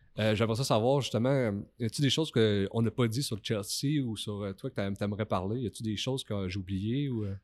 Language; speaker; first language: French; native; French